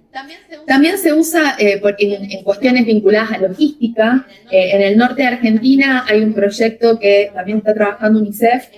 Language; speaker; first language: Spanish; native; Spanish